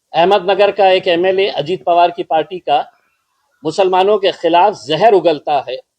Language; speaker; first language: Hindi; non-native, local second language; Marathi